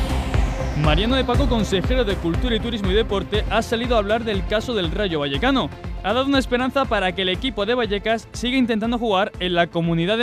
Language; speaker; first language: Spanish; native; Spanish